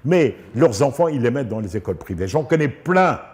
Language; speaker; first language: French; non-native, local second language; Arabic